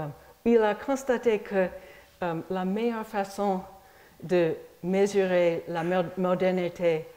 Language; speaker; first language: French; non-native, fluent; English